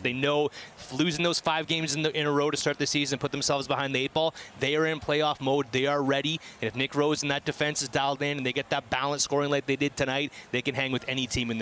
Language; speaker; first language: English; native; English